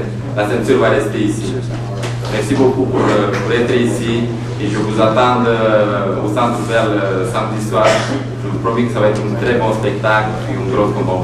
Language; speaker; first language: French; non-native, fluent; Romanian